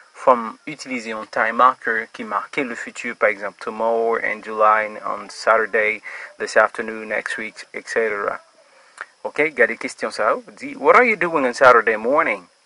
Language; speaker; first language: English; non-native, fluent; Haitian Creole